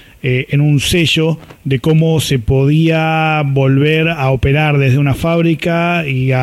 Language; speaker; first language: Spanish; native; Spanish